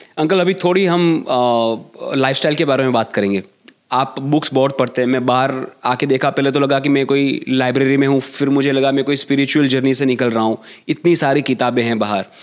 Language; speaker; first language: Hindi; non-native, local second language; Gujarati